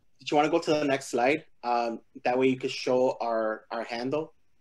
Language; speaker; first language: English; early bilingual, other home language; Spanish